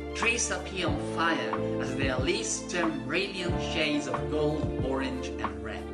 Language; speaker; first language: English; non-native, fluent; Spanish